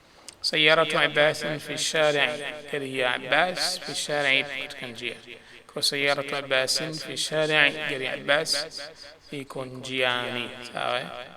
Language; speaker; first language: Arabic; non-native, fluent; Swahili